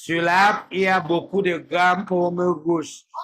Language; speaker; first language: French; non-native, fluent; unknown